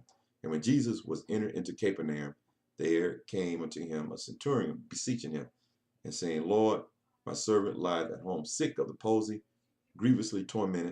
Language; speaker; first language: English; native; English